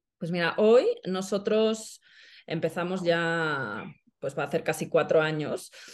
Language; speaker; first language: Spanish; non-native, fluent; Swedish